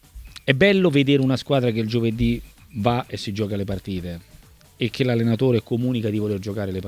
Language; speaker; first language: Italian; native; Italian